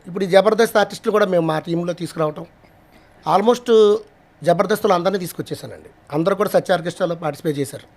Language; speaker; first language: Telugu; native; Telugu